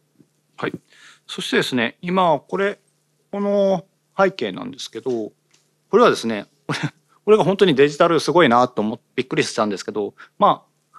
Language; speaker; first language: Japanese; native; Japanese